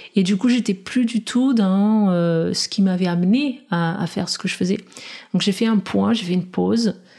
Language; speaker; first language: French; non-native, fluent; Portuguese